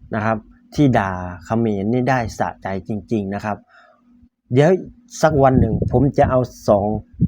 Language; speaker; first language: Thai; native; Thai